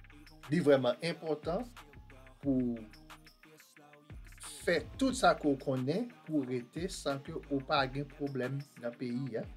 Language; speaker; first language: French; non-native, learner; Haitian Creole